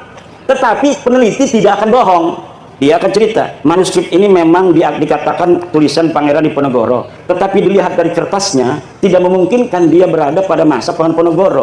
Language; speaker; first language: Indonesian; non-native, local second language; Javanese